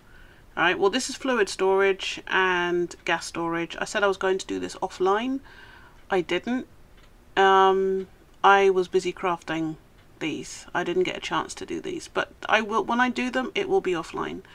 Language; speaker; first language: English; native; English